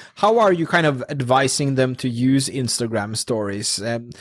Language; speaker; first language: English; non-native, fluent; Norwegian